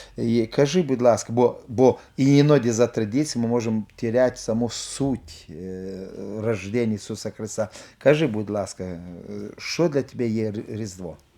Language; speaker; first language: Ukrainian; non-native, local second language; Russian